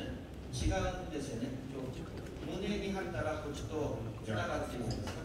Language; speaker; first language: Japanese; non-native, fluent; Korean